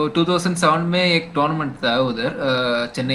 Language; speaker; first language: Hindi; non-native, local second language; Tamil